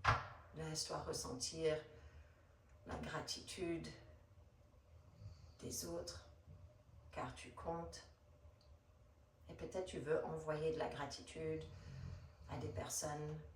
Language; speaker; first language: French; non-native, fluent; English